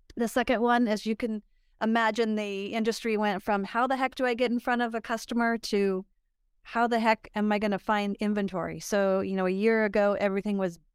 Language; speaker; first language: English; native; English